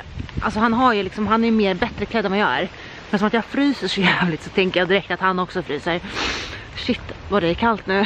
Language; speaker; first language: Swedish; native; Swedish